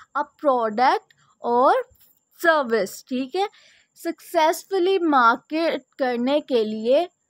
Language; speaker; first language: Urdu; native; Urdu